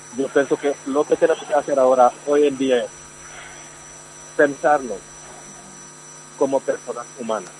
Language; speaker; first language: Spanish; non-native, fluent; Wolof